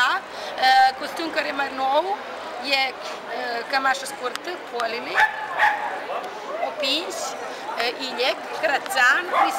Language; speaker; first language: Romanian; early bilingual, heritage; Romanian